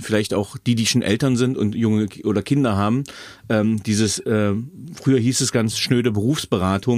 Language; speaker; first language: German; native; German